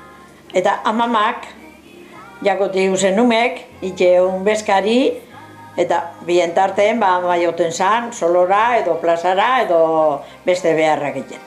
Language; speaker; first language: Basque; native; Basque